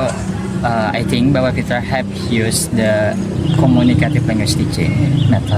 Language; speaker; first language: English; non-native, learner; Indonesian